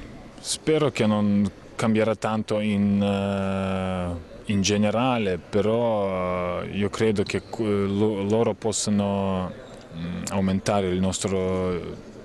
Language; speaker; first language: Italian; non-native, fluent; Lithuanian